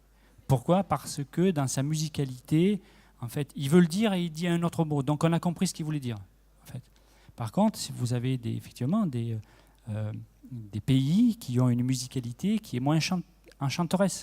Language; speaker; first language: French; native; French